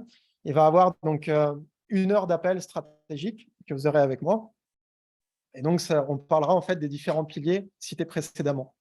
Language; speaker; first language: French; native; French